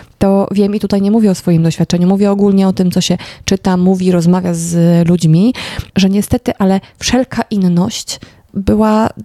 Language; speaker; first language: Polish; native; Polish